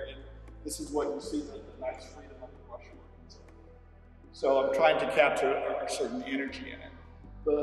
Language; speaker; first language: English; native; English